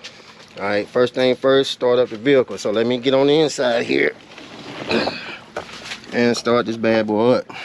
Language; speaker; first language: English; native; English